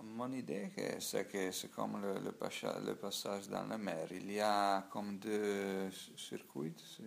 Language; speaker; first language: French; non-native, learner; Italian